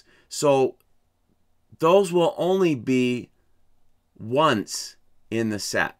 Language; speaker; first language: English; native; English